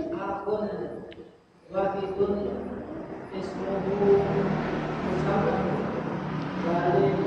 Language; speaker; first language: Arabic; non-native, learner; Indonesian